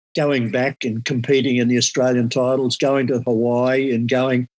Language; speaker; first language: English; native; English